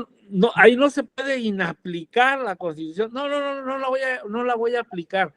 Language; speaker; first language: Spanish; native; Spanish